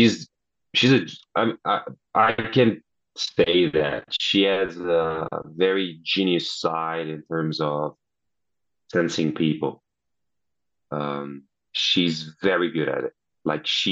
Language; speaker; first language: English; non-native, fluent; Italian